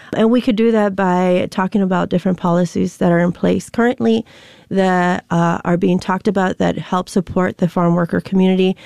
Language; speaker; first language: English; early bilingual, other home language; Spanish